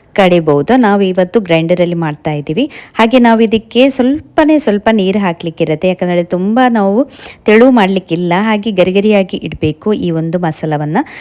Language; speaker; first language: Kannada; native; Kannada